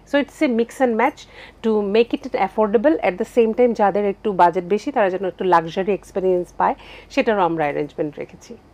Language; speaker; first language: Bangla; native; Bangla